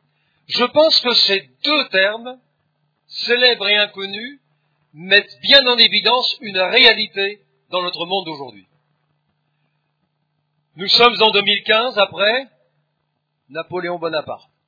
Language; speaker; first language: French; native; French